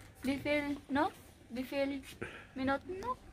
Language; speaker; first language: German; non-native, learner; Filipino